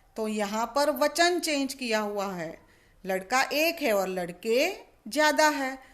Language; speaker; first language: Hindi; non-native, local second language; Gujarati